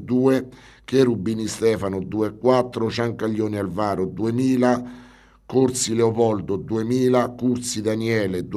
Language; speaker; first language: Italian; native; Italian